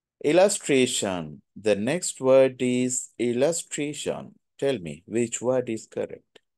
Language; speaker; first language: English; non-native, local second language; Tamil